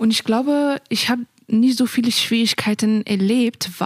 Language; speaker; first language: German; non-native, fluent; Persian